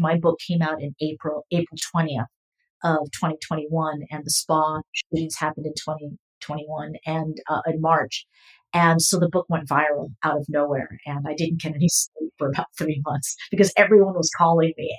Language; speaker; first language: English; native; English